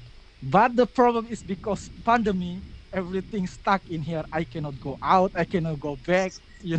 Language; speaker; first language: English; non-native, learner; Indonesian